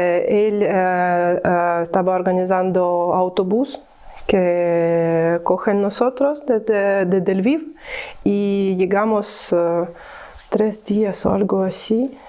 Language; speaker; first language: Spanish; non-native, learner; Ukrainian